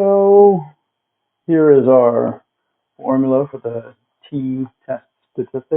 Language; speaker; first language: English; native; English